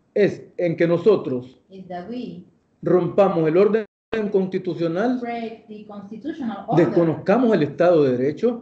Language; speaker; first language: Spanish; native; Spanish